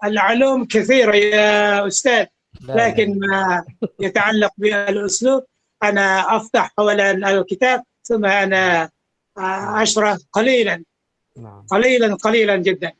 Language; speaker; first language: Arabic; non-native, fluent; Indonesian